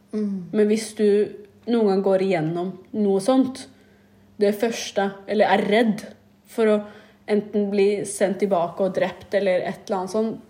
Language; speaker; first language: Norwegian; early bilingual, other home language; Kurdish